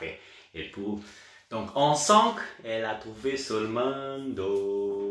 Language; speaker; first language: French; non-native, learner; Portuguese